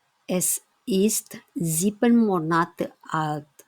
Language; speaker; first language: German; non-native, fluent; Indonesian